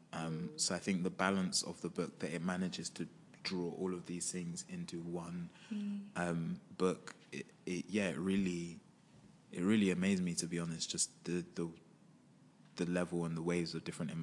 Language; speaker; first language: English; native; English